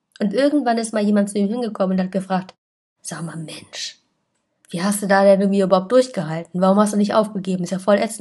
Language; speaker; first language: German; native; German